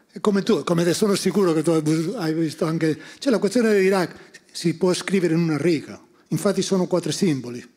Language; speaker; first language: Italian; non-native, fluent; Spanish